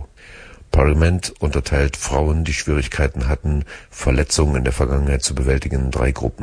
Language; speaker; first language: German; native; German